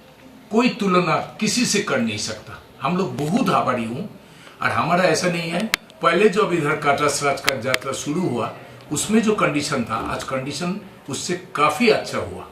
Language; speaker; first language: Hindi; non-native, local second language; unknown